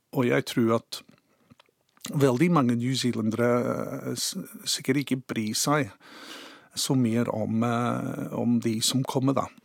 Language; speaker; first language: Norwegian; non-native, fluent; English